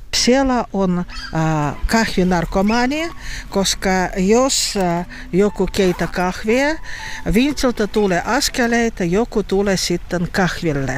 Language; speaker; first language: Finnish; non-native, learner; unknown